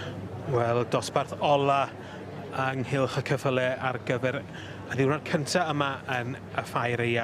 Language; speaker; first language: Welsh; native; Welsh